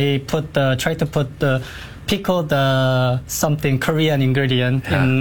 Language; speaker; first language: English; non-native, fluent; Korean